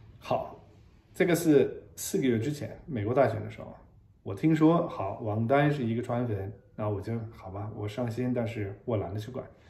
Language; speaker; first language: Chinese; non-native, fluent; German